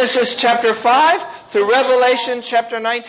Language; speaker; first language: English; native; English